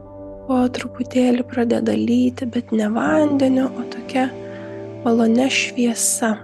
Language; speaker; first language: Lithuanian; native; Lithuanian